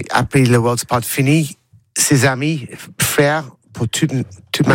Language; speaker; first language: French; non-native, learner; English